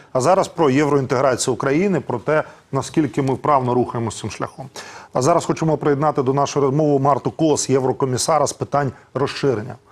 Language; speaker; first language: Ukrainian; native; Ukrainian